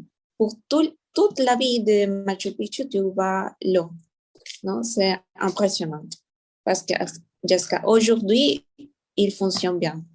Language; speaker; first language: French; non-native, learner; Spanish